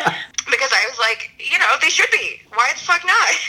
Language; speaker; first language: English; native; English